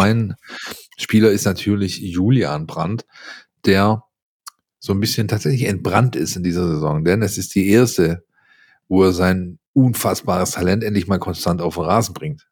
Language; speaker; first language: German; native; German